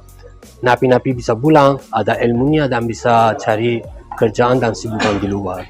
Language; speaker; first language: Indonesian; non-native, learner; Persian